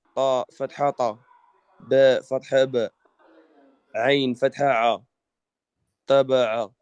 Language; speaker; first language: Arabic; non-native, learner; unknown